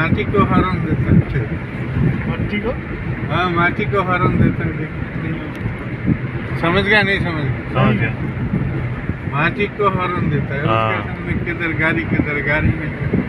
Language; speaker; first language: Hindi; non-native, learner; Nepali